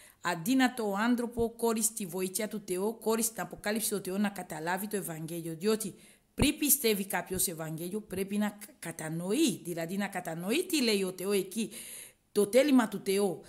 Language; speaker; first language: Greek; non-native, learner; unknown